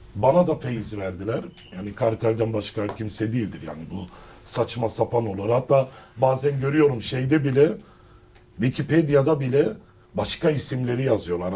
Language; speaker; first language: Turkish; early bilingual, heritage; Turkish